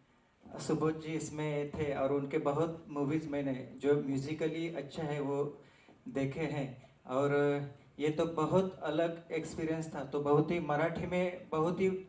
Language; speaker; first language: Hindi; non-native, local second language; Marathi